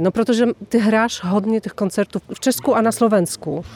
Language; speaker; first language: Czech; non-native, learner; Polish